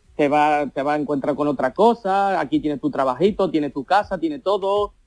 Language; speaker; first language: Spanish; early bilingual, heritage; Spanish